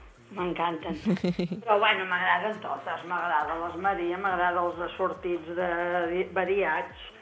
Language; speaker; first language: Catalan; non-native, local second language; Spanish